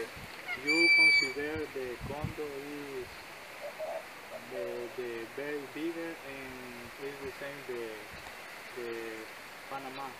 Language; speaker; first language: English; non-native, learner; Spanish